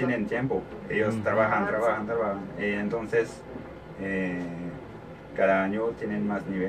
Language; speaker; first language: Spanish; non-native, learner; French